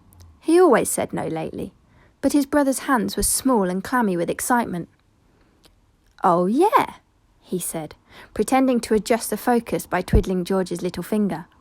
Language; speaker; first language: English; native; English